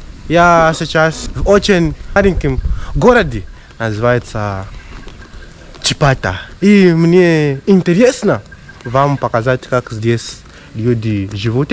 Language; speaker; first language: Russian; non-native, fluent; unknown